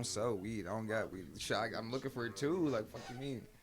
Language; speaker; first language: English; native; English